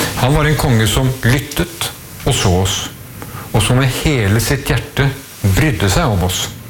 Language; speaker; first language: Norwegian; native; Norwegian